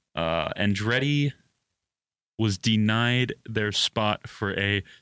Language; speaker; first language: English; native; English